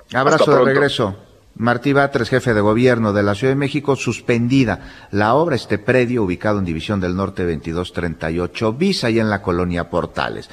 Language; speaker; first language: Spanish; native; Spanish